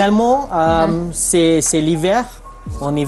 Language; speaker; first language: French; non-native, fluent; Malay